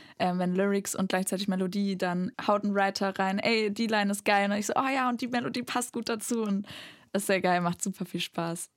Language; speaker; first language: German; native; German